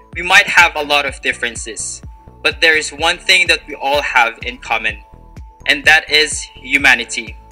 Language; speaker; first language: English; non-native, local second language; Filipino